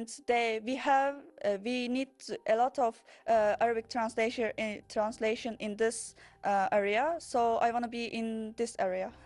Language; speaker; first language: English; non-native, learner; Turkish